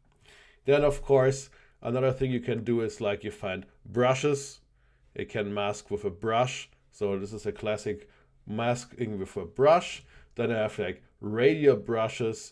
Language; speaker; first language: English; non-native, fluent; German